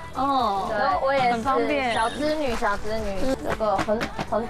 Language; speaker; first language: Chinese; non-native, fluent; Korean